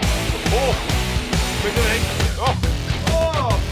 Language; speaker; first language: Welsh; non-native, learner; English